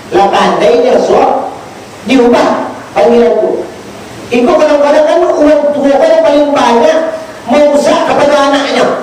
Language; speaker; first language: Indonesian; native; Indonesian